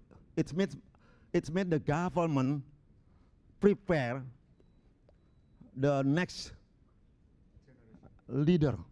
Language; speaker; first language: English; non-native, local second language; Indonesian